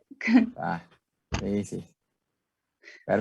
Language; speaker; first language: Spanish; native; Spanish